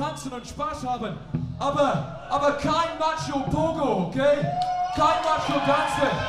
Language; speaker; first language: German; non-native, learner; English